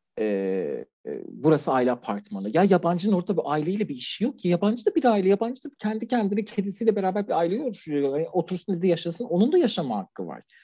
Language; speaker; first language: Turkish; non-native, fluent; Persian